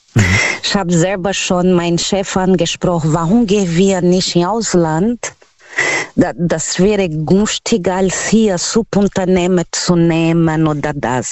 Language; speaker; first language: German; non-native, fluent; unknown